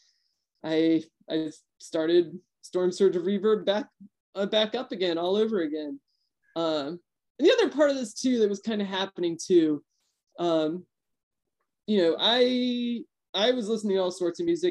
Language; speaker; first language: English; native; English